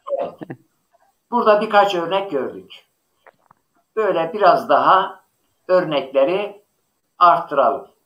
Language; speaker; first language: Turkish; non-native, local second language; Zaza